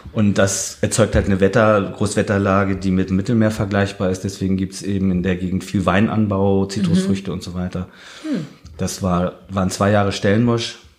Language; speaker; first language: German; early bilingual, heritage; German